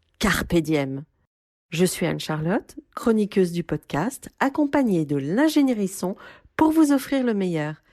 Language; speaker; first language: French; native; French